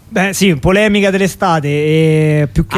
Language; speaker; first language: Italian; native; Italian